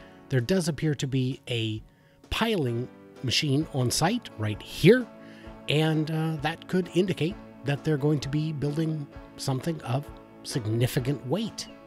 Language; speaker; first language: English; native; English